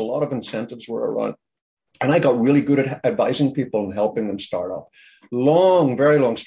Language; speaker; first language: English; native; English